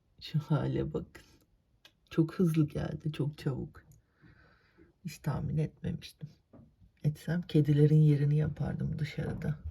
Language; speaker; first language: Turkish; native; Turkish